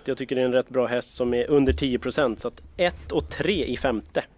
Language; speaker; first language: Swedish; native; Swedish